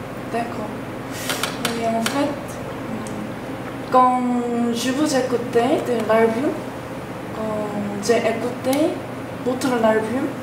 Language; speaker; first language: French; non-native, learner; Korean